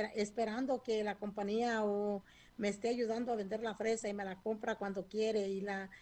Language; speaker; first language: Spanish; native; Spanish